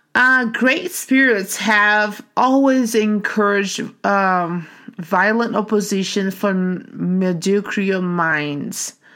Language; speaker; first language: English; non-native, fluent; Portuguese